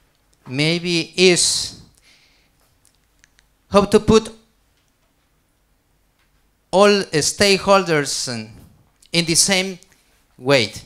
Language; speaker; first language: English; non-native, learner; Spanish